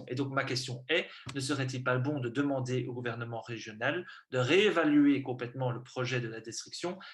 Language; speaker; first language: French; native; French